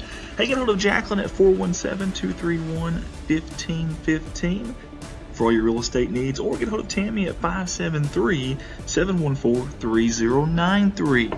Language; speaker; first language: English; native; English